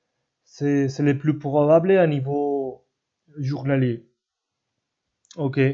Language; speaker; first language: French; non-native, learner; Spanish